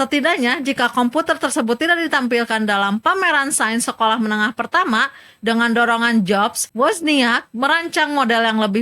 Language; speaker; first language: Indonesian; native; Indonesian